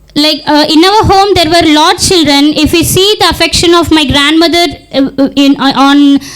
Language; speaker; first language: English; non-native, local second language; Telugu